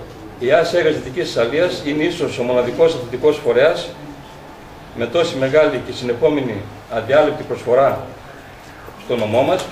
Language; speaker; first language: Greek; native; Greek